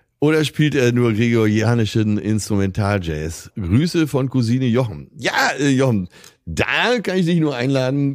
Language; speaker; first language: German; native; German